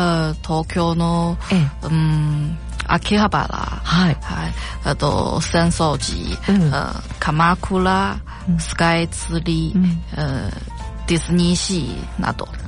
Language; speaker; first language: Japanese; non-native, learner; Chinese